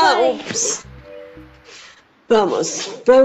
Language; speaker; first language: Spanish; non-native, learner; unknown